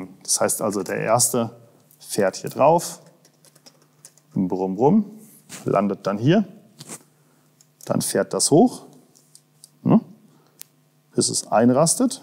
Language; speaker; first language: German; native; German